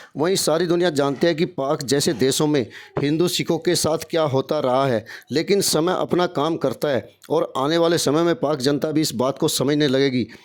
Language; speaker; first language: Hindi; native; Hindi